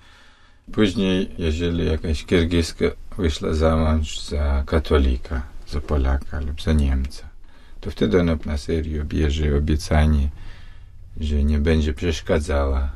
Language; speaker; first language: Polish; non-native, fluent; Russian